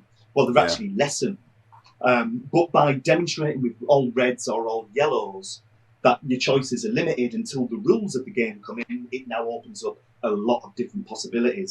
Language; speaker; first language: English; native; English